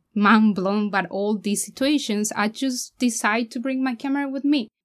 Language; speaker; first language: English; non-native, fluent; Spanish